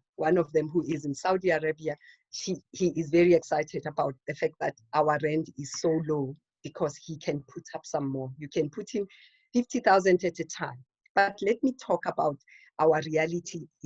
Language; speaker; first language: English; non-native, local second language; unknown